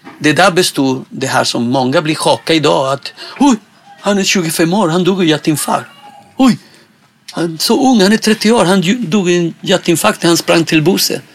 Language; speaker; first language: Swedish; non-native, fluent; Spanish